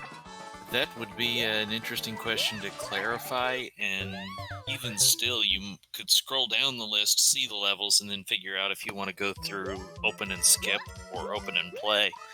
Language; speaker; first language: English; native; English